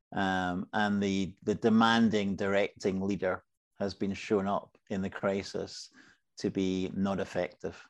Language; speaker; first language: English; native; English